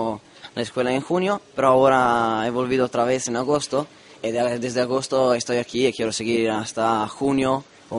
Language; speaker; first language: Spanish; non-native, learner; Italian